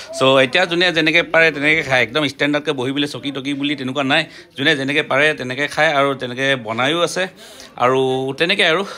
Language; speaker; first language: Assamese; non-native, local second language; Mising